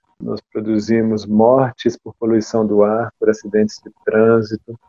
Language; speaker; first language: Portuguese; native; Portuguese